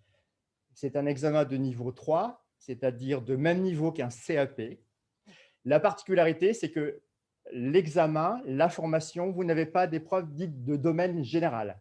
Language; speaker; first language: French; native; French